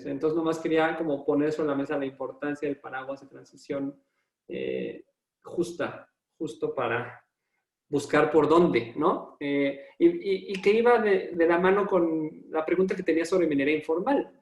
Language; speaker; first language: Spanish; native; Spanish